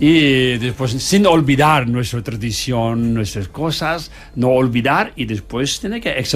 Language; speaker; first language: Spanish; non-native, learner; Tibetan